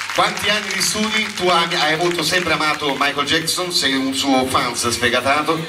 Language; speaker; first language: Italian; native; Italian